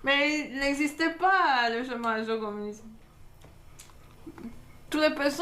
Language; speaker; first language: French; non-native, fluent; Romanian